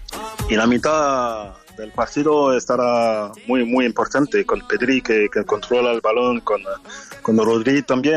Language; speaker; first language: Spanish; non-native, fluent; French